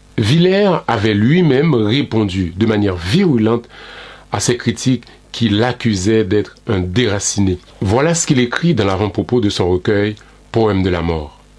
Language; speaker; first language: French; non-native, local second language; Haitian Creole